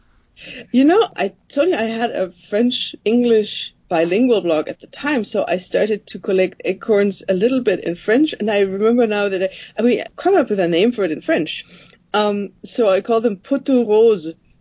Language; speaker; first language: English; non-native, fluent; German